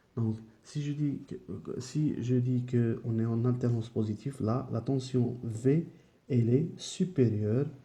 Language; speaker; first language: French; non-native, local second language; Arabic